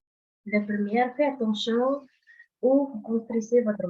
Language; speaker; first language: French; non-native, fluent; Indonesian